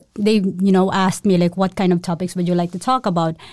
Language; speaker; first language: English; non-native, local second language; Cebuano